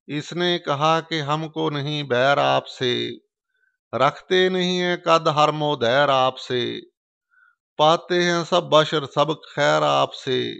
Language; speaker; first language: Urdu; non-native, local second language; Punjabi